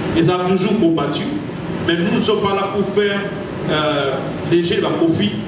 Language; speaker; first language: French; non-native, local second language; Lingala